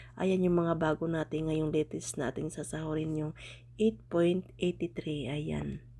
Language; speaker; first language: Filipino; native; Filipino